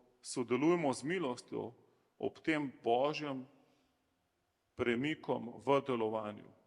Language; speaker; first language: Slovenian; native; Slovenian